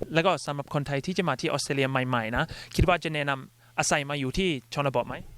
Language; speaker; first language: Thai; early bilingual, other home language; English